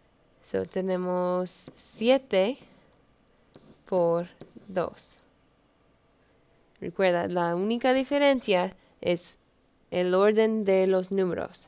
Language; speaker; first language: Spanish; early bilingual, heritage; Spanish